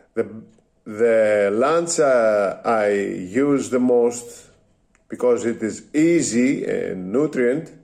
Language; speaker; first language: English; non-native, learner; Greek